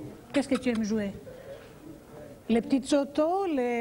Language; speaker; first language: French; non-native, fluent; Greek